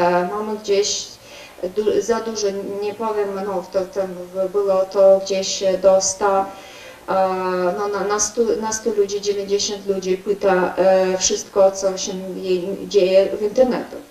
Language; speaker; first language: Polish; non-native, learner; Ukrainian